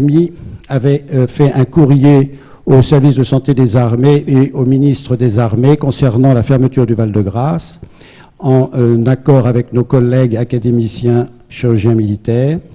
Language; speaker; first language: French; native; French